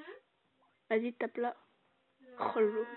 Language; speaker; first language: French; native; French